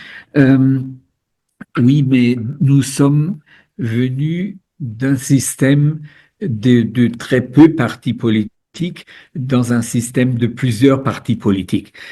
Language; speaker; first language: French; non-native, fluent; German